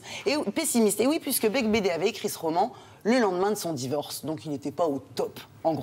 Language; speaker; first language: French; native; French